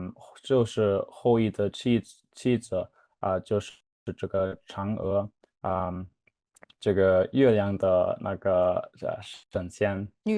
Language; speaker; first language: Chinese; non-native, fluent; English